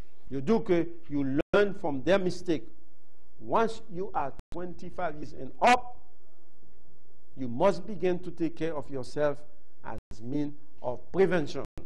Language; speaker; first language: English; non-native, fluent; Haitian Creole